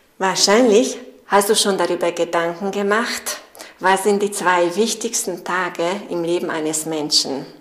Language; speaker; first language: German; non-native, fluent; Hungarian